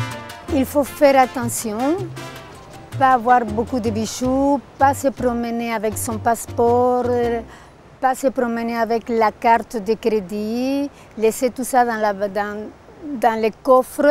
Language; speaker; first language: French; non-native, fluent; Portuguese